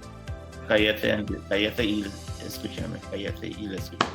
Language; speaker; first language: Spanish; non-native, learner; English